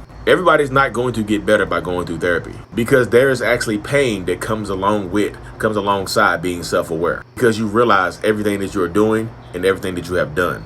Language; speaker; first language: English; native; English